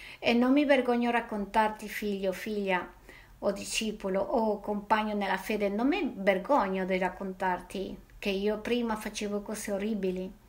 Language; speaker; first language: Italian; non-native, fluent; Spanish